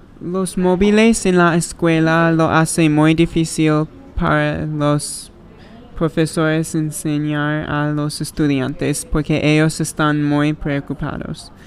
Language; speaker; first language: Spanish; non-native, learner; English